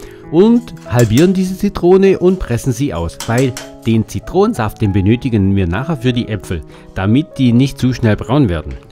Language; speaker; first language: German; native; German